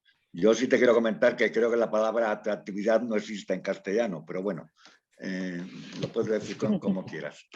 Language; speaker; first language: Spanish; native; Spanish